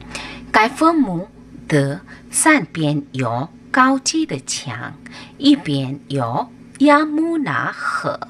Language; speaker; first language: Chinese; non-native, learner; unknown